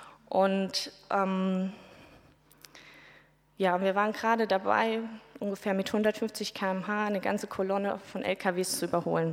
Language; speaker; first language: German; native; German